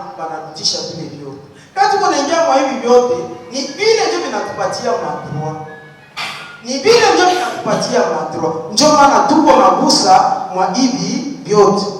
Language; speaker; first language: Swahili; native; Swahili